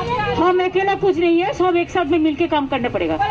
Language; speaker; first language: Hindi; non-native, local second language; Bangla